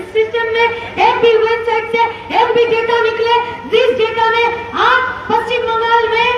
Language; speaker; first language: Hindi; non-native, local second language; Bangla